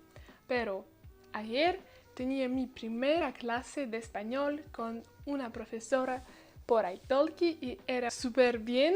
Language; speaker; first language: Spanish; non-native, learner; Russian